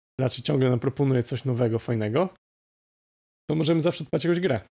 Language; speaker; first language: Polish; native; Polish